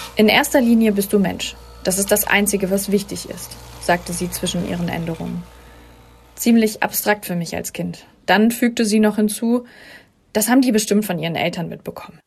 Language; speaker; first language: German; early bilingual, other home language; Turkish